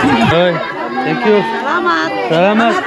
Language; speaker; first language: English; non-native, learner; French